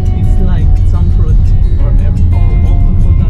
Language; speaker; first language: English; non-native, learner; Spanish